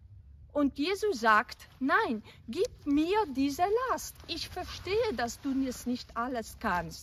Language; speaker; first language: German; non-native, fluent; Polish